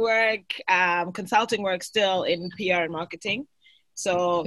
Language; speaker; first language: English; non-native, local second language; Xhosa